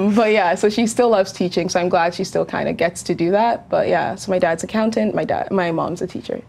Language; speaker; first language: English; early bilingual, other home language; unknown